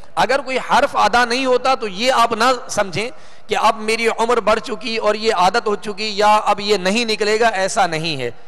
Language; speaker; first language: Urdu; native; Urdu